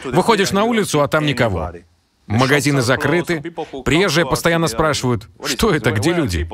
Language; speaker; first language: Russian; non-native, fluent; Spanish